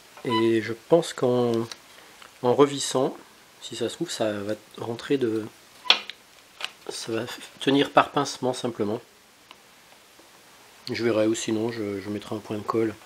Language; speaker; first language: French; native; French